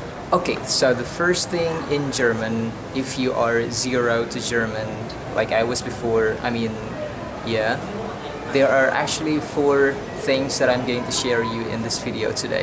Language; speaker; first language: English; non-native, fluent; Indonesian